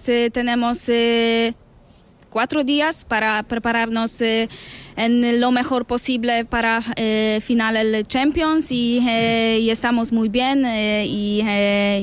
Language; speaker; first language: Spanish; non-native, learner; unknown